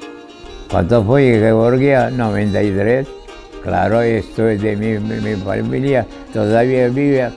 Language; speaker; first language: Spanish; non-native, fluent; Georgian